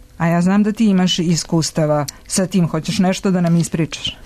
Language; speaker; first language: Serbian; native; Serbian